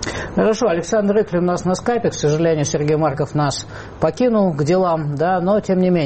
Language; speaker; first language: Russian; native; Russian